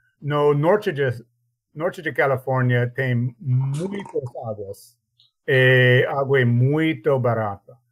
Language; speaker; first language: Portuguese; non-native, learner; English